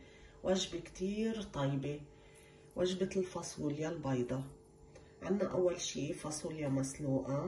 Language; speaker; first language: Arabic; native; Arabic